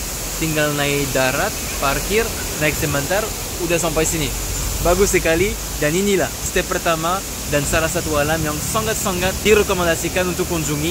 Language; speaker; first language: Indonesian; non-native, fluent; French